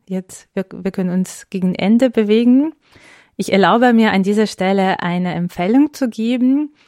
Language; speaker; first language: German; non-native, fluent; Ukrainian